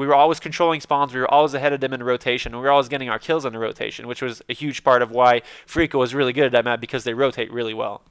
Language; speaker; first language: English; native; English